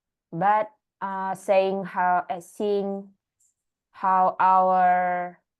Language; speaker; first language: English; non-native, learner; Indonesian